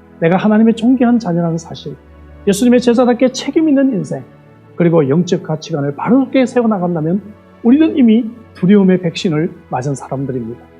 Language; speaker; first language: Korean; native; Korean